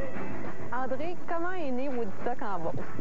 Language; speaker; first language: French; native; French